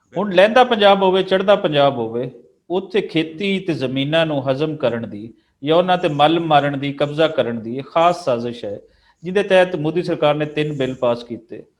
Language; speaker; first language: Punjabi; native; Punjabi